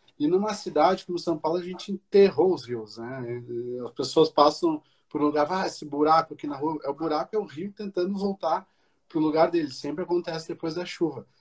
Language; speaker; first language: Portuguese; native; Portuguese